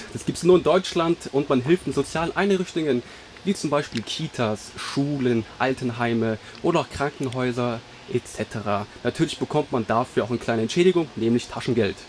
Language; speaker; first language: German; native; German